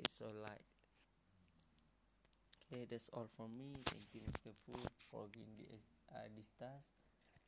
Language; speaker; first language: English; non-native, learner; Malay